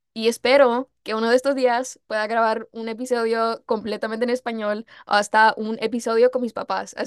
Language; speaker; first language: Spanish; early bilingual, heritage; Spanish